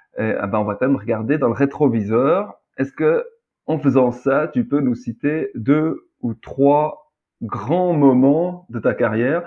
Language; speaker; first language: French; native; French